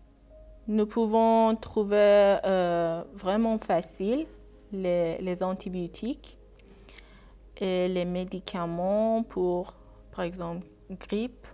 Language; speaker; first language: French; non-native, learner; Persian